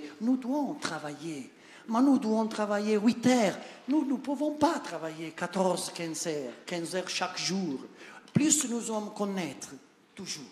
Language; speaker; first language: French; non-native, learner; Italian